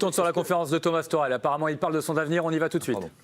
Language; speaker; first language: French; native; French